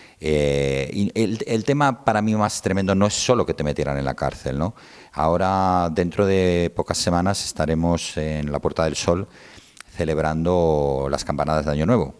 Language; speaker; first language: Spanish; native; Spanish